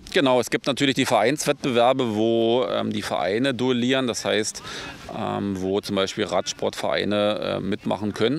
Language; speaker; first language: German; native; German